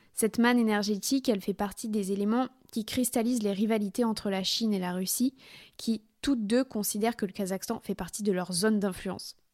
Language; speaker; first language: French; native; French